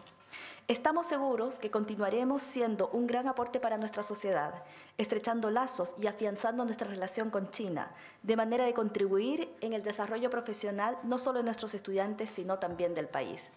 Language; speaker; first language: Spanish; native; Spanish